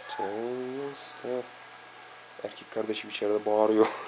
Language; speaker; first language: Turkish; native; Turkish